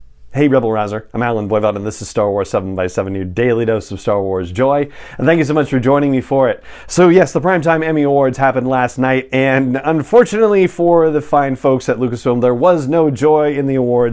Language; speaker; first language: English; native; English